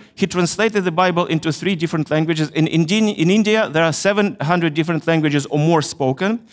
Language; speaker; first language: English; non-native, fluent; Russian